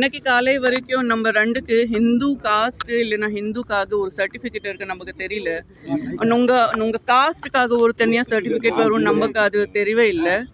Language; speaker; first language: Tamil; non-native, learner; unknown